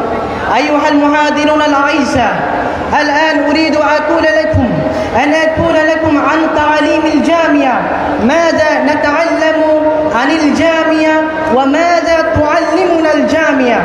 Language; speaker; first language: Arabic; non-native, learner; Bangla